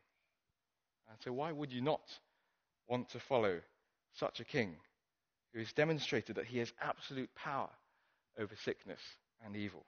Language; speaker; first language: English; non-native, local second language; Cantonese